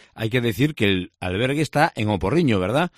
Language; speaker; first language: Spanish; native; Spanish